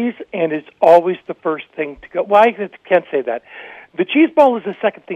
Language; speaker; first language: English; native; English